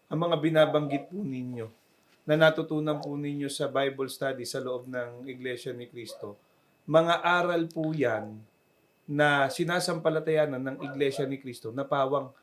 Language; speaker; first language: Filipino; native; Filipino